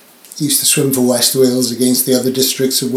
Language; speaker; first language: English; native; English